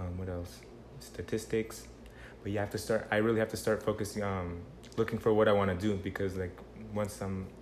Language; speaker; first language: English; early bilingual, other home language; Spanish